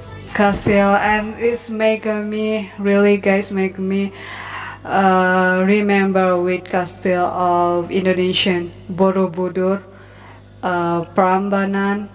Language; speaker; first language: English; non-native, learner; Indonesian